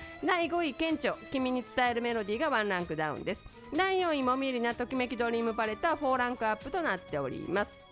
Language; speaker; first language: Japanese; native; Japanese